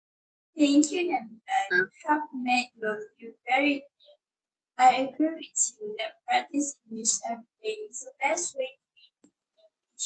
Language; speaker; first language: English; non-native, learner; Malay